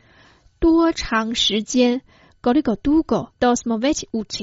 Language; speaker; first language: Croatian; non-native, fluent; Chinese